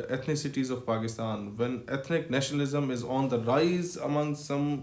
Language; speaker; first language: English; non-native, local second language; Urdu